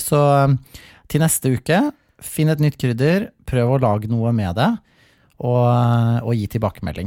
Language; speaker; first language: Norwegian; native; Norwegian